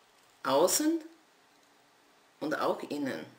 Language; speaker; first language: German; non-native, fluent; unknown